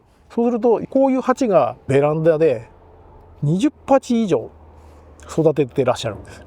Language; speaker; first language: Japanese; native; Japanese